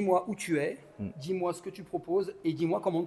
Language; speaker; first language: French; native; French